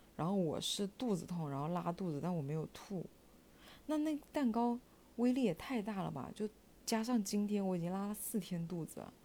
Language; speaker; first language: Chinese; native; Chinese